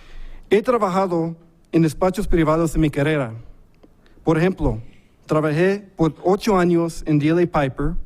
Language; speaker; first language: Spanish; early bilingual, heritage; English